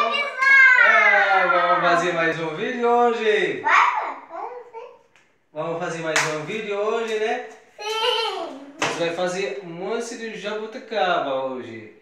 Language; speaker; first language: Portuguese; non-native, learner; Arabic